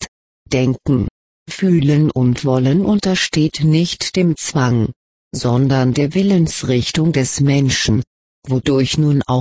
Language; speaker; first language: German; native; German